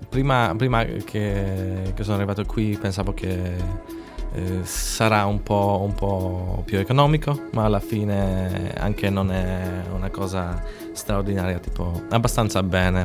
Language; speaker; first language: Italian; non-native, fluent; Polish